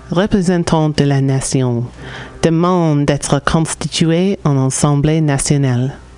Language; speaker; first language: French; non-native, fluent; English